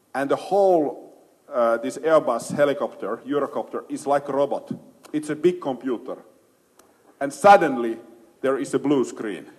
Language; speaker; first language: English; non-native, fluent; Finnish